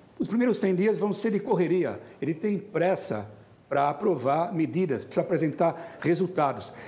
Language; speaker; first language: Portuguese; native; Portuguese